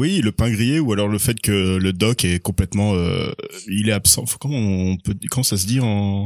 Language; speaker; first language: French; native; French